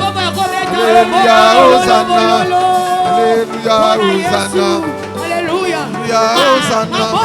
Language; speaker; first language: French; non-native, local second language; Lingala